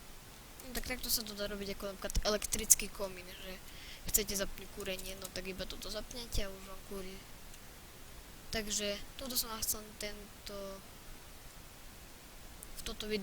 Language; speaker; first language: Slovak; native; Slovak